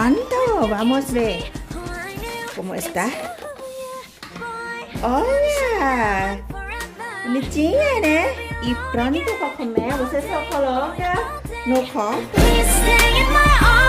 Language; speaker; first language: Portuguese; non-native, learner; Thai